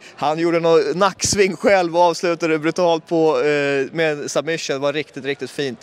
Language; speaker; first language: Swedish; native; Swedish